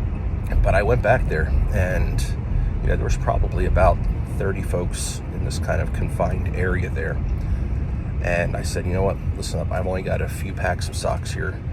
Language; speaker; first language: English; native; English